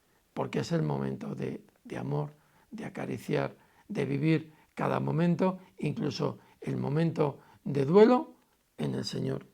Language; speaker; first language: Spanish; native; Spanish